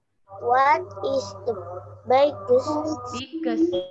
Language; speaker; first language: English; non-native, learner; Indonesian